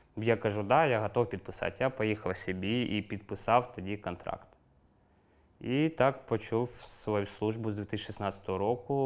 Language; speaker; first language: Ukrainian; non-native, local second language; Russian